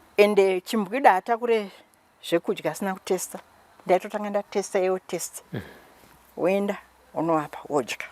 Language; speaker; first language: Shona; native; Shona